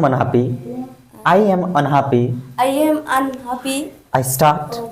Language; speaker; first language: English; non-native, fluent; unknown